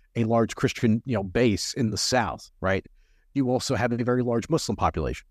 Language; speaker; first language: English; early bilingual, other home language; Hindi